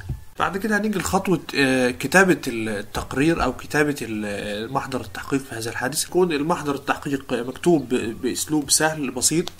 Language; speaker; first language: Arabic; native; Arabic